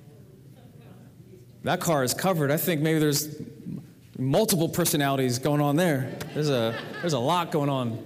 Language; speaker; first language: English; native; English